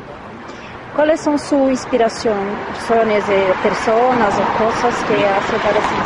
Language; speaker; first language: Spanish; non-native, learner; Portuguese